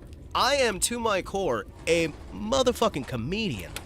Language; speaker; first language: English; native; English